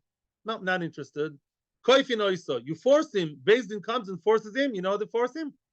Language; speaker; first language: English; native; English